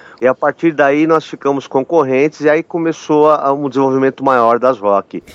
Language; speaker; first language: Portuguese; native; Portuguese